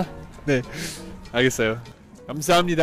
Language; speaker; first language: Korean; non-native, fluent; English